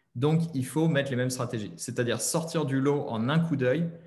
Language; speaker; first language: French; native; French